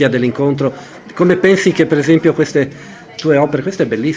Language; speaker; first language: Italian; native; Italian